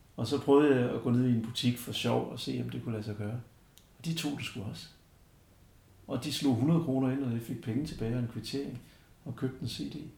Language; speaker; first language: Danish; early bilingual, other home language; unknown